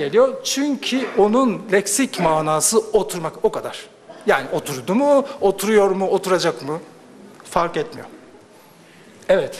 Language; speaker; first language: Turkish; non-native, fluent; Japanese